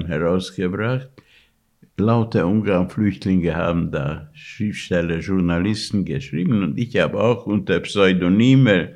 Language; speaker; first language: German; non-native, fluent; Hungarian